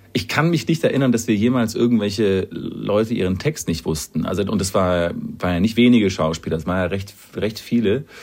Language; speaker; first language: German; native; German